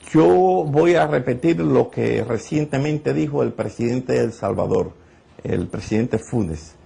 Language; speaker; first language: Spanish; native; Spanish